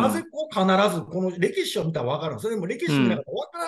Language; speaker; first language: Japanese; native; Japanese